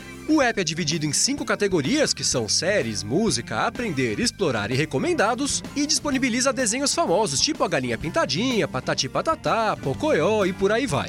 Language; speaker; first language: Portuguese; native; Portuguese